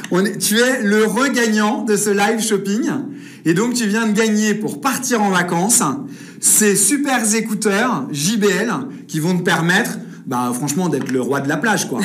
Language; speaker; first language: French; native; French